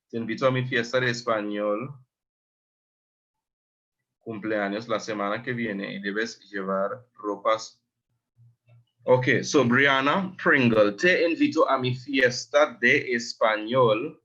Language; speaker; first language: Spanish; non-native, fluent; English